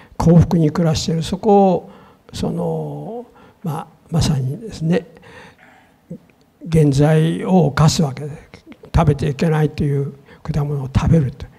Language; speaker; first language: Japanese; native; Japanese